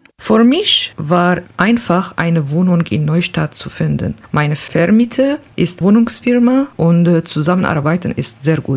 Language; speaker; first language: German; non-native, learner; Kurdish